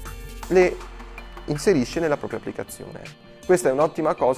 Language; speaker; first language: Italian; native; Italian